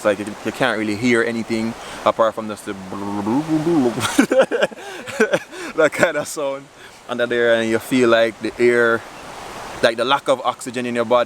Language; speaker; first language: English; native; English